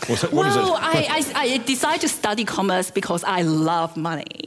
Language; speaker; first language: English; early bilingual, other home language; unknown